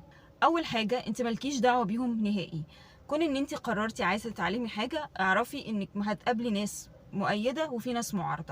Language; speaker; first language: Arabic; native; Arabic